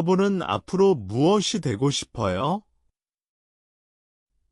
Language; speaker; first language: Korean; non-native, learner; Chinese